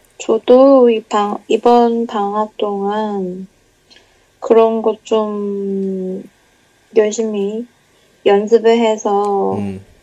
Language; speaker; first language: Korean; non-native, learner; Chinese